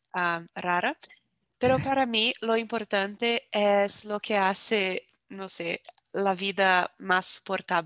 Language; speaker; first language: Spanish; non-native, fluent; Portuguese